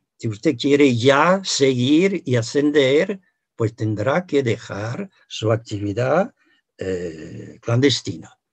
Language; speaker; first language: Spanish; non-native, fluent; French